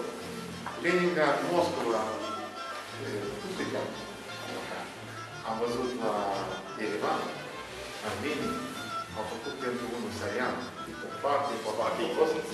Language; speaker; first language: Romanian; non-native, local second language; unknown